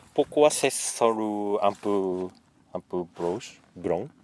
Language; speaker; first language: French; non-native, learner; Japanese